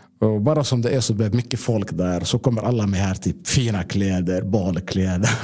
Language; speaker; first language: Swedish; non-native, fluent; Arabic